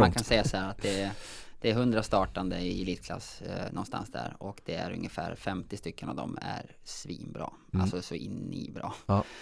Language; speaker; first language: Swedish; native; Swedish